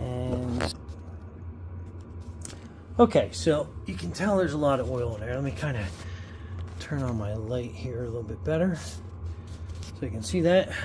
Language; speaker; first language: English; native; English